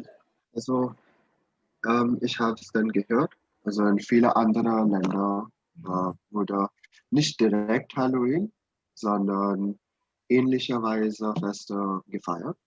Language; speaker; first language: German; non-native, learner; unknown